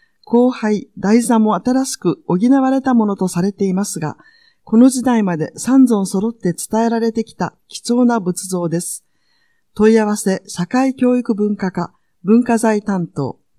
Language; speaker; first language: Japanese; non-native, fluent; Vietnamese